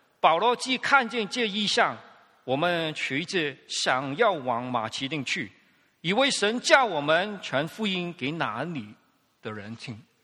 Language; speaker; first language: Chinese; non-native, local second language; Cantonese